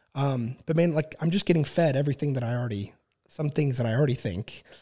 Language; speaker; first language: English; native; English